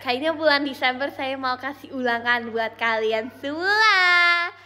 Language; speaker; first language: Indonesian; native; Indonesian